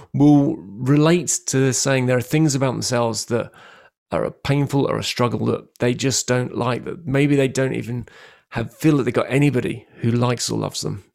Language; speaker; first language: English; native; English